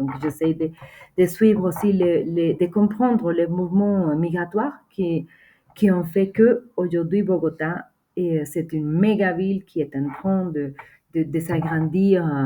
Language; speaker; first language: French; non-native, fluent; Spanish